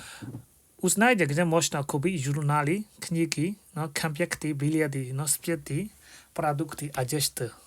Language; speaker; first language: Russian; non-native, fluent; Burmese